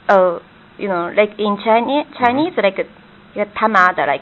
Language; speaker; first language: English; non-native, learner; Japanese